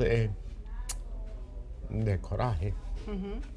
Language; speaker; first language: Spanish; early bilingual, heritage; Spanish